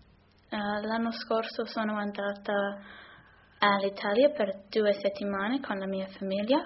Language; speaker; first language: Italian; non-native, learner; English